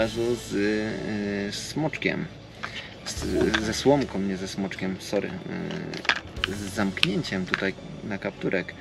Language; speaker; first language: Polish; native; Polish